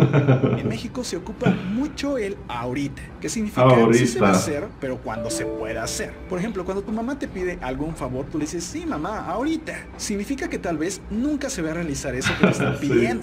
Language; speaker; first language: Spanish; native; Spanish